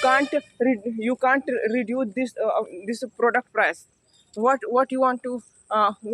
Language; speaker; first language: English; non-native, learner; Hindi